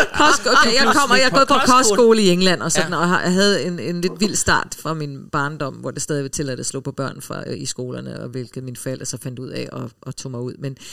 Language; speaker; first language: Danish; early bilingual, heritage; Danish